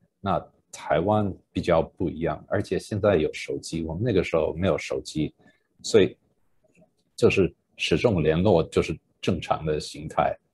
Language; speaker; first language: Chinese; non-native, fluent; English